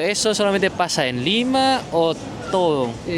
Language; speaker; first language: Spanish; non-native, fluent; Indonesian